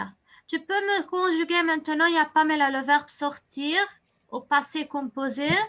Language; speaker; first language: French; non-native, local second language; Arabic